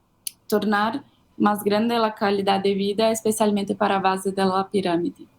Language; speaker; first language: Spanish; non-native, fluent; Portuguese